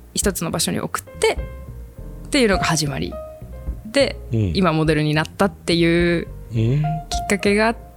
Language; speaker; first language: Japanese; native; Japanese